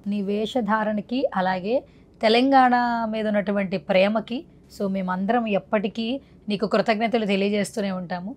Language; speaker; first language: Telugu; native; Telugu